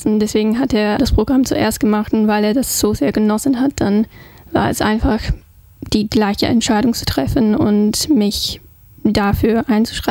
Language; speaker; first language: German; non-native, fluent; English